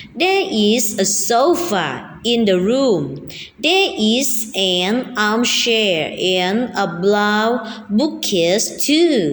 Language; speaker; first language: English; non-native, fluent; Thai